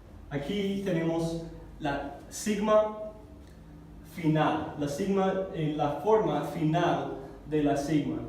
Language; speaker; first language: Spanish; non-native, fluent; English